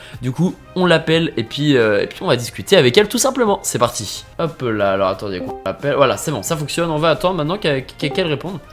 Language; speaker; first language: French; native; French